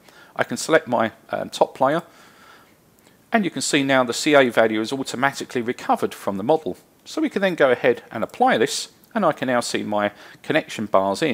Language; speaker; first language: English; native; English